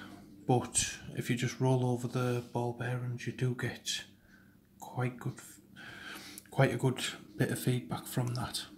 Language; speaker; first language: English; native; English